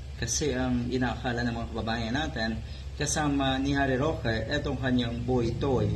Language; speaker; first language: Filipino; native; Filipino